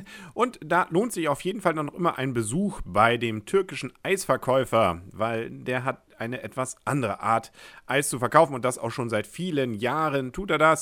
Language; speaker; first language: German; native; German